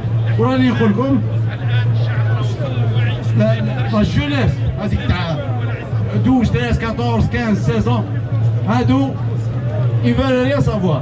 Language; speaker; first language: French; non-native, local second language; Arabic